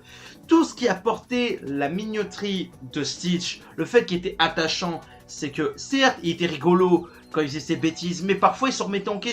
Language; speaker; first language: French; native; French